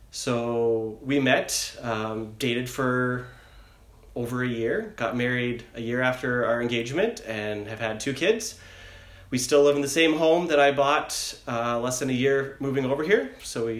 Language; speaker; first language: English; native; English